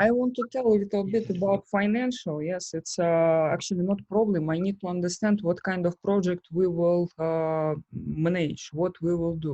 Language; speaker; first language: English; non-native, fluent; Russian